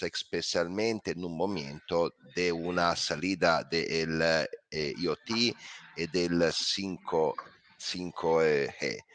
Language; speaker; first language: Spanish; non-native, learner; Italian